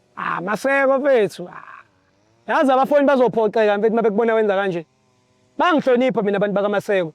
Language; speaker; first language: Zulu; native; Zulu